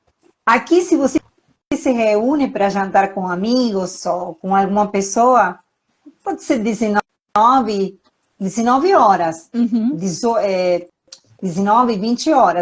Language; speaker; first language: Portuguese; non-native, fluent; Spanish